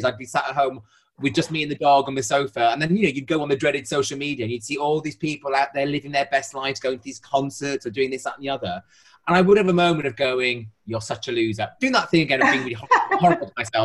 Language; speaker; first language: English; native; English